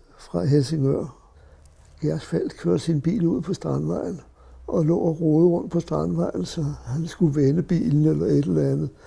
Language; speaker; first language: Danish; native; Danish